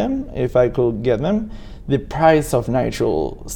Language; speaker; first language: English; non-native, fluent; Spanish